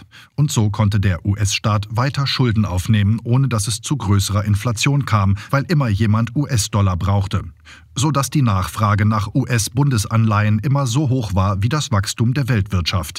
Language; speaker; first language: German; native; German